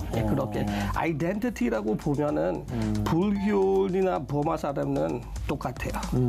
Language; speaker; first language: Korean; non-native, learner; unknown